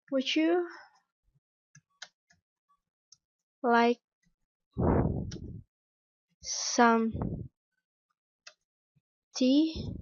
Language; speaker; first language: English; non-native, learner; Indonesian